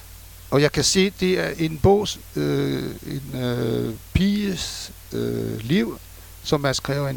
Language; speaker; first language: Danish; non-native, fluent; French